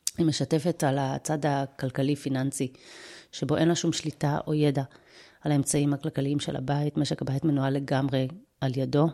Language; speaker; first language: Hebrew; early bilingual, other home language; Russian